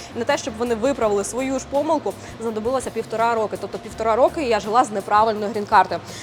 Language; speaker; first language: Ukrainian; native; Ukrainian